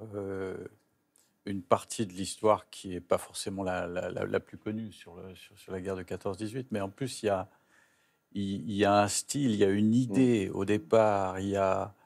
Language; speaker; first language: French; native; French